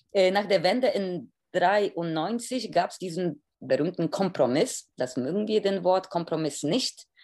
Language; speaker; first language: German; non-native, fluent; Polish